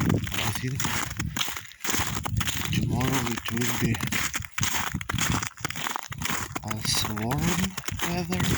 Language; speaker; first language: English; non-native, learner; Ukrainian